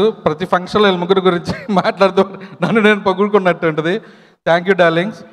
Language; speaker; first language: Telugu; native; Telugu